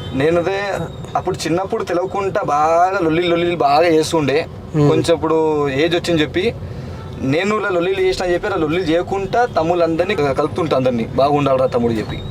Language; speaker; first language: Telugu; native; Telugu